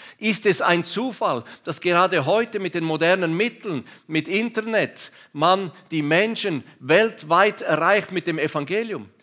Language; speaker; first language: German; non-native, local second language; Romansh